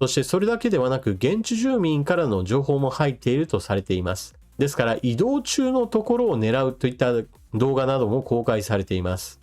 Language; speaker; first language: Japanese; native; Japanese